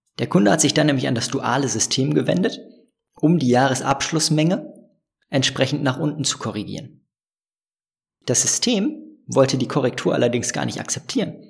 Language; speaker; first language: German; native; German